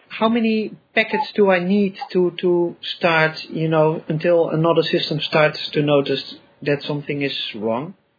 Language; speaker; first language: English; non-native, fluent; Dutch